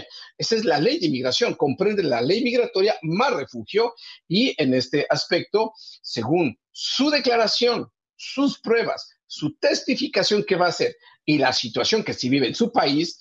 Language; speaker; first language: Spanish; native; Spanish